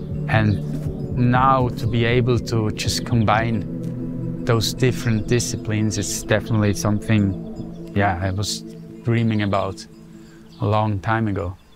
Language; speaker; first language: English; non-native, fluent; Swiss German